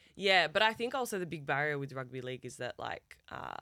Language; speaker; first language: English; early bilingual, other home language; Turkish